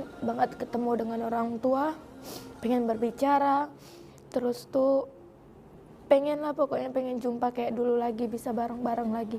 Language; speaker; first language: Indonesian; native; Indonesian